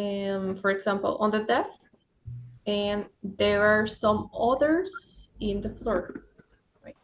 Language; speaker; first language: English; non-native, fluent; Spanish